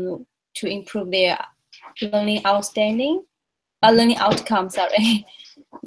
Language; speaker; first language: English; non-native, learner; Chinese